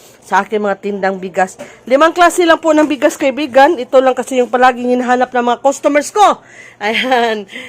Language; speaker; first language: Filipino; non-native, local second language; Cebuano